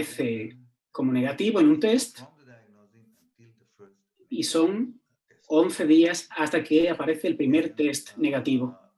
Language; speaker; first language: Spanish; non-native, fluent; Turkish